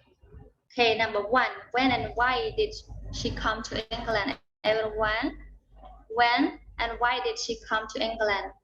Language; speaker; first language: English; non-native, learner; Khmer